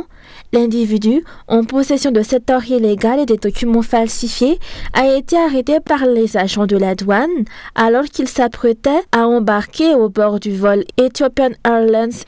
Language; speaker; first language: French; non-native, local second language; Malagasy